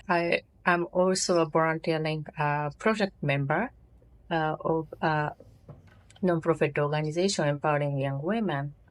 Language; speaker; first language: English; non-native, fluent; Japanese